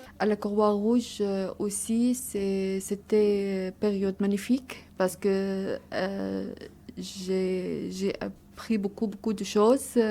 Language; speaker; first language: French; non-native, learner; Arabic